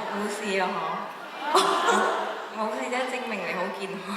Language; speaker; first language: Cantonese; early bilingual, heritage; Cantonese